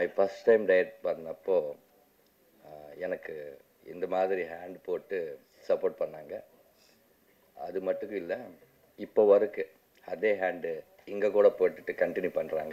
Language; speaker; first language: Tamil; non-native, local second language; Telugu